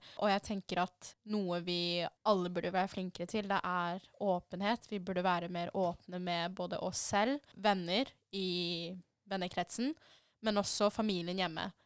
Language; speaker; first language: Norwegian; early bilingual, other home language; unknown